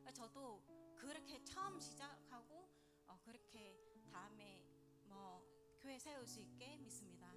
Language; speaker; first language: Korean; non-native, learner; Vietnamese